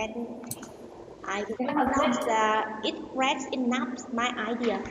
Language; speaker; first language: English; non-native, learner; Vietnamese